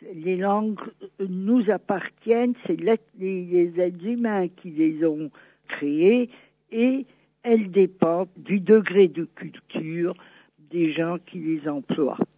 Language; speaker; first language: French; non-native, local second language; Greek